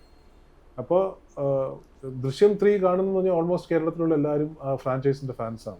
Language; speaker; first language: Malayalam; native; Malayalam